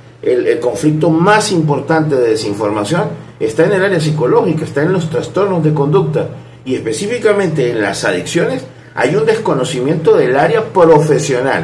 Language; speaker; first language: Spanish; native; Spanish